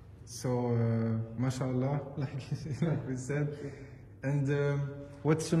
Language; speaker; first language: English; non-native, learner; French